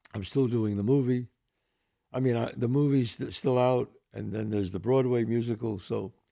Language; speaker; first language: English; early bilingual, other home language; Italian